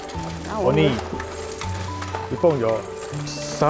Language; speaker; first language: Korean; non-native, learner; Chinese